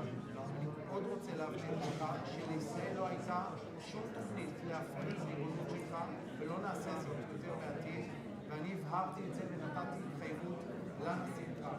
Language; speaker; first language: Hebrew; native; Hebrew